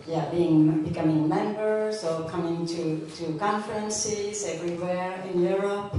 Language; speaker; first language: English; non-native, fluent; French